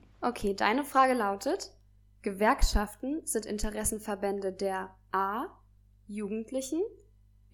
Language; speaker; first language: German; native; German